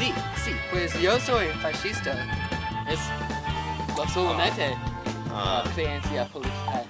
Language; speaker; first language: Spanish; non-native, learner; English